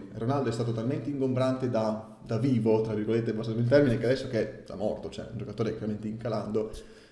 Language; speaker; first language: Italian; native; Italian